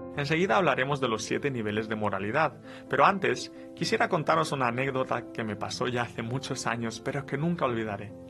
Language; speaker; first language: Spanish; non-native, fluent; Romanian